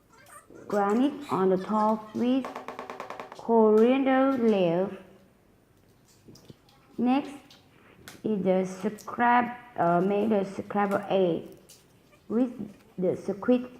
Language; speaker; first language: English; non-native, learner; Thai